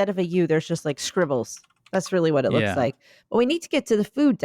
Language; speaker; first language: English; native; English